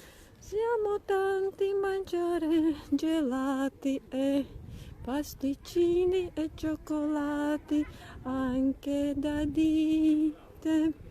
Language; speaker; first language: Italian; non-native, learner; Latvian